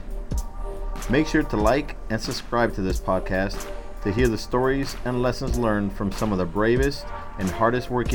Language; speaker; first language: English; native; English